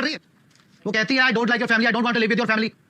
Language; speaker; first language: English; non-native, local second language; Hindi